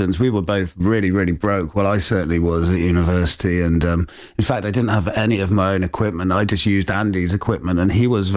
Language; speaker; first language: English; native; English